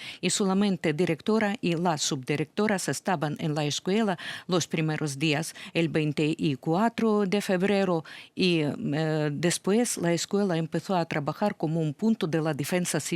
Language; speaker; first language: Spanish; non-native, fluent; Ukrainian